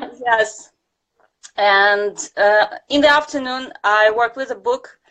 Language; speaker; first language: English; non-native, fluent; Russian